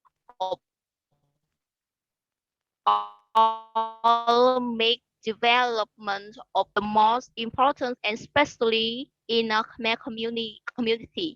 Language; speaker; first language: English; non-native, learner; Khmer